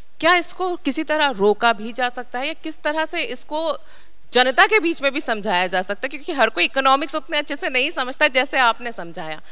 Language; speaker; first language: Hindi; native; Hindi